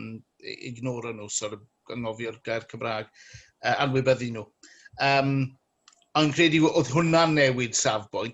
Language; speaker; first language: Welsh; native; Welsh